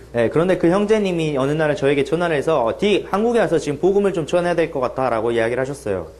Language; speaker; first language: Korean; native; Korean